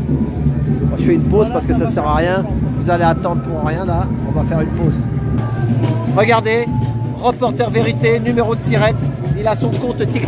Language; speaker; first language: French; native; French